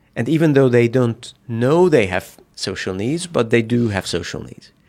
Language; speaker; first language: English; non-native, fluent; Hungarian